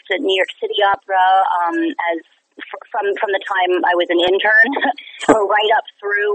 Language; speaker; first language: English; native; English